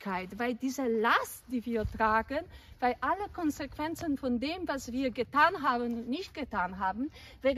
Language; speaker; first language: German; non-native, fluent; Polish